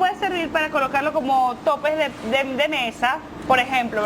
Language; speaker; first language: Spanish; native; Spanish